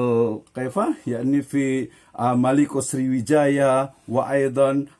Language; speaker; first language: Arabic; non-native, fluent; Indonesian